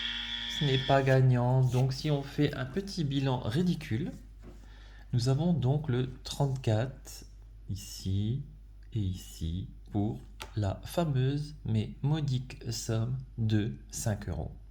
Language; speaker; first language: French; native; French